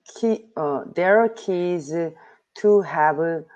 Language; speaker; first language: English; non-native, learner; Korean